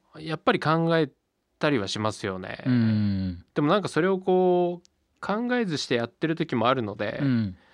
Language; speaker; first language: Japanese; native; Japanese